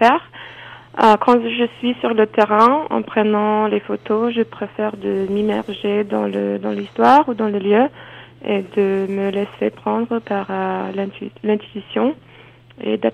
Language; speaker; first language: French; non-native, fluent; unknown